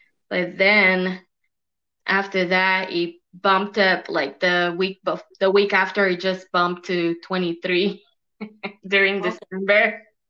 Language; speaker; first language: English; non-native, fluent; French